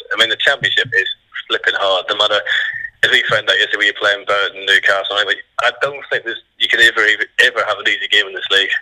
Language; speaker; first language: English; native; English